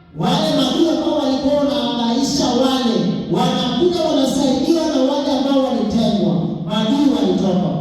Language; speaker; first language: Swahili; non-native, local second language; Luo (Kenya and Tanzania)